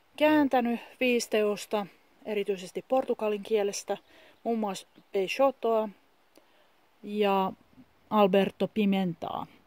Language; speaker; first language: Finnish; native; Finnish